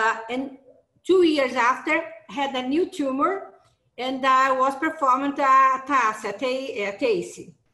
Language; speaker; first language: English; non-native, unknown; Portuguese